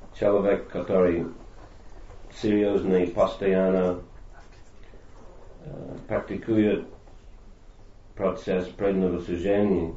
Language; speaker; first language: Russian; non-native, fluent; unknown